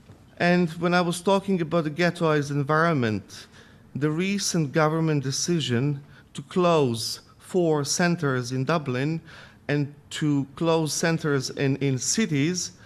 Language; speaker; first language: English; non-native, fluent; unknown